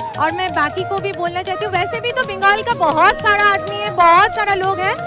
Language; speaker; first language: Hindi; non-native, local second language; Bangla